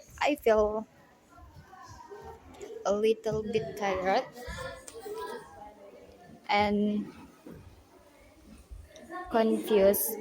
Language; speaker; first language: English; non-native, learner; Indonesian